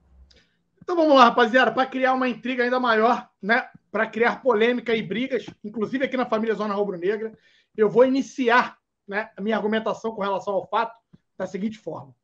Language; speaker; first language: Portuguese; native; Portuguese